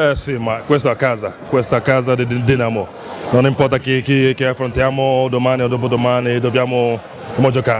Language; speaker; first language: Italian; non-native, learner; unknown